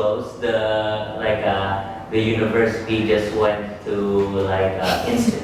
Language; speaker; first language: English; non-native, fluent; Indonesian